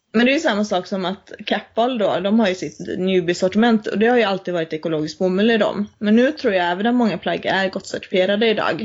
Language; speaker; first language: Swedish; native; Swedish